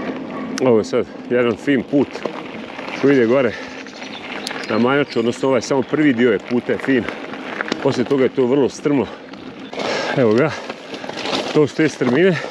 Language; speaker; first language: Croatian; native; Croatian